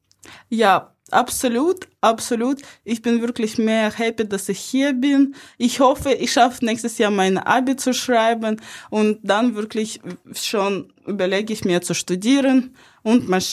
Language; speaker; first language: German; non-native, fluent; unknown